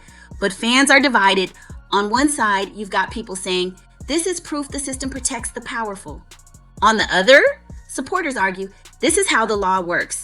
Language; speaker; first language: English; native; English